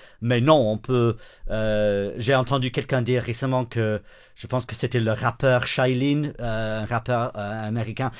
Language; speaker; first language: French; non-native, fluent; English